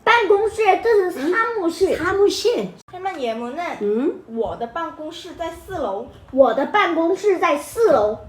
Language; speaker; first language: Chinese; non-native, learner; Korean